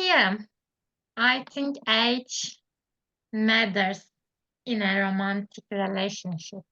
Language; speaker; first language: English; non-native, learner; Turkish